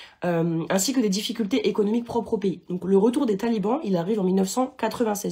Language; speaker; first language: French; native; French